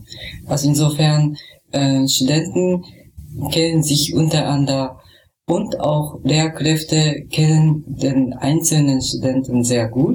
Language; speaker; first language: German; non-native, fluent; Japanese